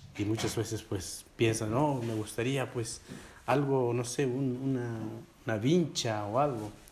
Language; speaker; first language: Spanish; non-native, local second language; Quechua